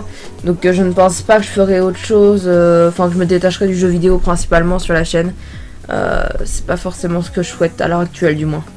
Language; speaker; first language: French; native; French